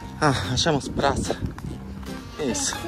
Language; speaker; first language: Portuguese; non-native, local second language; Japanese